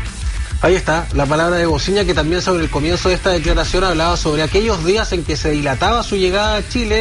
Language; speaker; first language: Spanish; native; Spanish